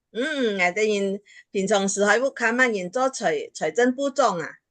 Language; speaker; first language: Chinese; non-native, local second language; Hakka Chinese